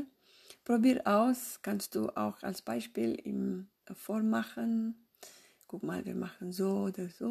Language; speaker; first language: German; non-native, fluent; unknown